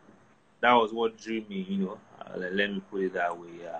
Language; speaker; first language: English; non-native, local second language; Yoruba